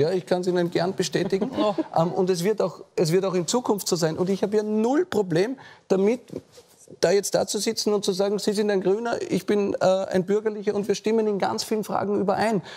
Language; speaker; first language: German; native; German